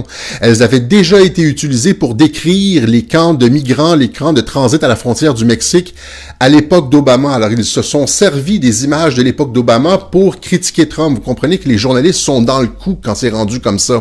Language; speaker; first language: French; native; French